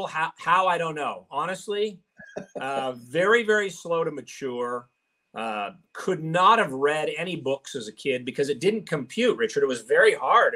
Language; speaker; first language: English; native; English